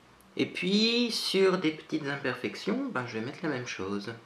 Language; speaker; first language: French; native; French